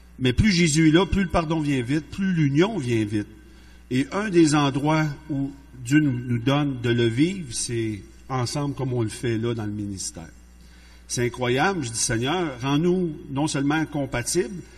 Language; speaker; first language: French; native; French